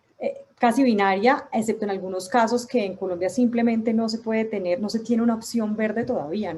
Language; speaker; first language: Spanish; native; Spanish